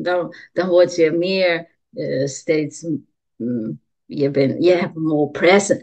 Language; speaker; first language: Dutch; non-native, learner; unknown